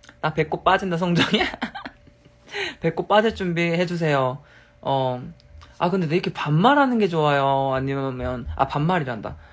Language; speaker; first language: Korean; native; Korean